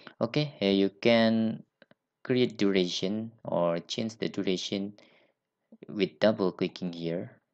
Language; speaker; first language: English; non-native, learner; Indonesian